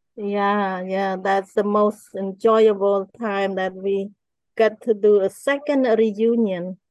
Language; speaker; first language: English; non-native, fluent; Khmer